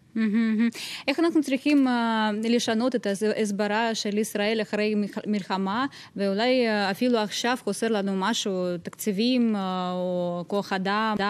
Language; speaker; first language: Hebrew; non-native, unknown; Russian